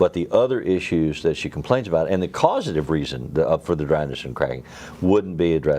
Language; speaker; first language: English; native; English